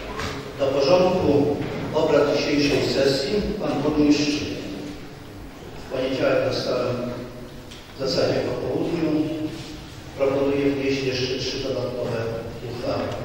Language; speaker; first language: Polish; native; Polish